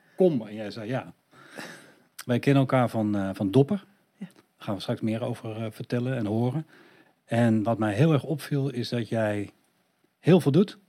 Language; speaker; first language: Dutch; native; Dutch